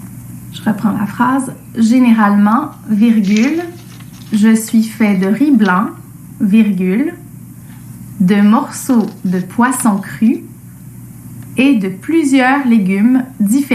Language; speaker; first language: French; native; French